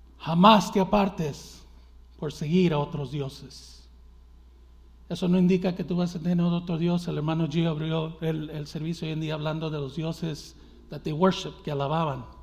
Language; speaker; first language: Spanish; early bilingual, heritage; Spanish